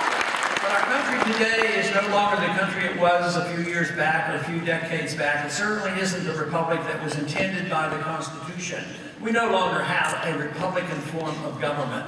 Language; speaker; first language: English; native; English